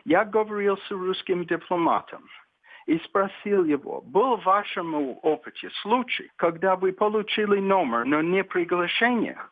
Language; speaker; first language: Russian; non-native, fluent; English